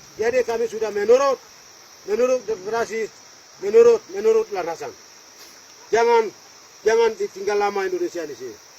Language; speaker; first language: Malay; non-native, local second language; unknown